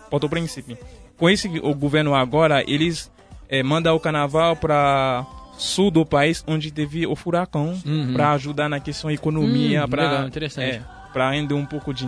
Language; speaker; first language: Portuguese; native; Portuguese